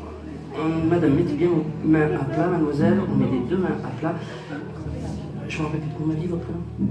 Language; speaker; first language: French; native; French